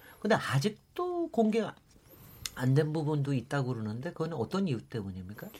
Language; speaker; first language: Korean; native; Korean